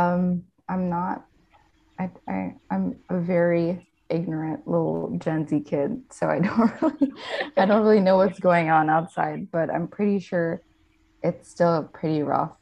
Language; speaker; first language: English; non-native, local second language; Filipino